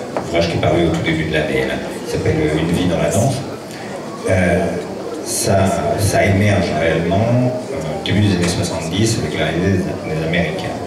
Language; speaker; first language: French; native; French